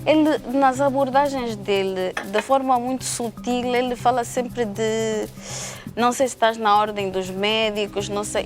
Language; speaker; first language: Portuguese; native; Portuguese